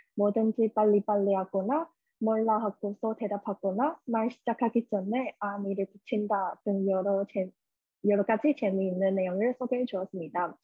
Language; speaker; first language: Korean; non-native, fluent; Chinese